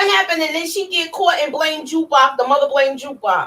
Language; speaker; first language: English; native; English